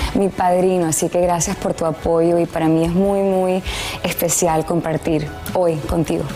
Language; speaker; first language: Spanish; early bilingual, heritage; Spanish